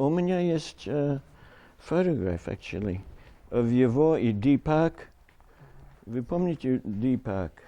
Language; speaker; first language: Russian; early bilingual, heritage; Russian